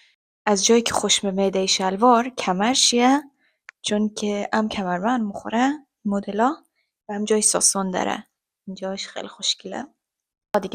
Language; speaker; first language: Persian; early bilingual, heritage; Persian